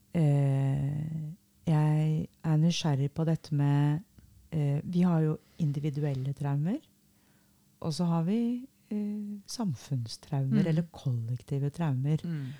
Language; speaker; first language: Norwegian; native; Norwegian